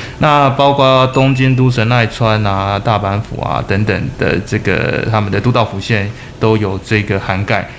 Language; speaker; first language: Chinese; native; Chinese